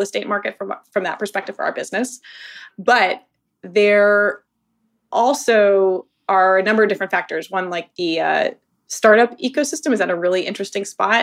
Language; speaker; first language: English; native; English